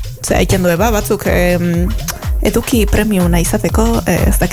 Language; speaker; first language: Basque; native; Basque